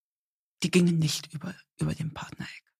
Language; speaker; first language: German; native; German